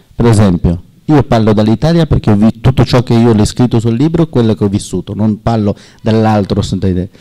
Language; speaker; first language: Italian; non-native, learner; Persian